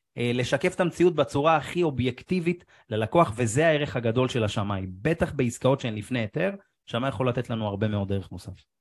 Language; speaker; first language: Hebrew; native; Hebrew